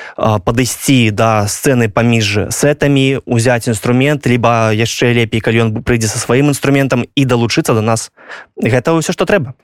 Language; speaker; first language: Belarusian; non-native, local second language; Russian